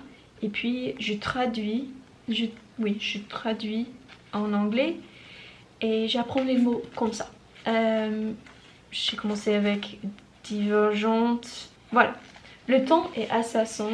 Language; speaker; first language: French; non-native, learner; English